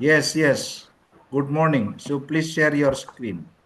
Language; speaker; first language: English; non-native, learner; Indonesian